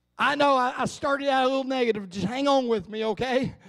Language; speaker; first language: English; native; English